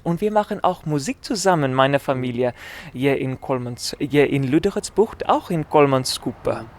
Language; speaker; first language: German; non-native, learner; Afrikaans